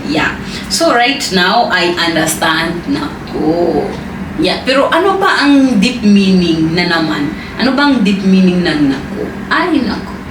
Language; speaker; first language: Filipino; non-native, fluent; Swahili